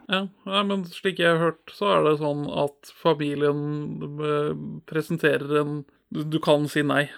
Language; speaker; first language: Norwegian; native; Norwegian